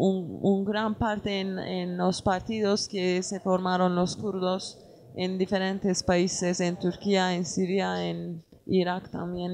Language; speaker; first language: Spanish; non-native, learner; Kurdish